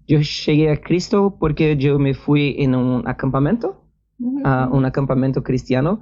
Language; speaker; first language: Spanish; non-native, learner; Portuguese